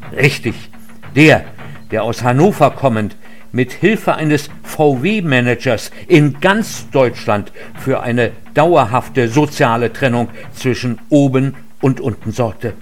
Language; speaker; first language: German; native; German